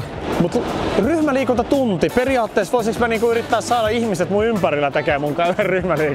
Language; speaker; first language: Finnish; native; Finnish